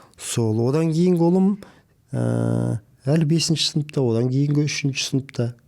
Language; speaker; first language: Kazakh; native; Kazakh